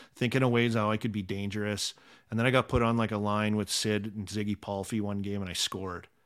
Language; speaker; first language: English; native; English